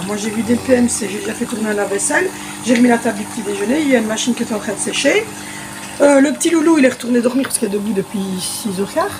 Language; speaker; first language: French; native; French